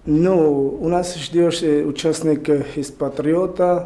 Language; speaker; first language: Russian; non-native, learner; Georgian